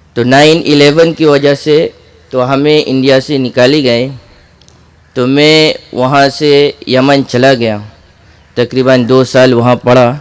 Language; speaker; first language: Urdu; non-native, fluent; Malay